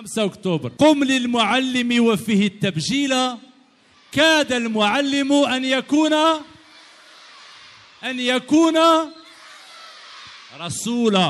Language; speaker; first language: Arabic; native; Arabic